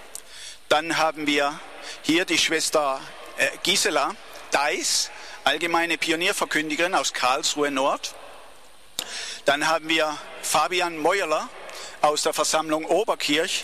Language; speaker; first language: German; native; German